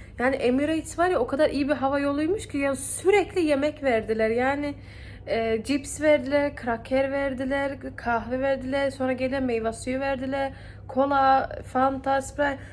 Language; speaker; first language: Turkish; early bilingual, heritage; Turkish